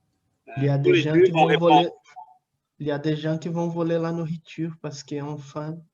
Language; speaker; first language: French; non-native, fluent; Portuguese